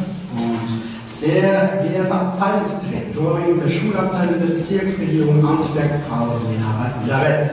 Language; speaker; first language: German; early bilingual, other home language; Turkish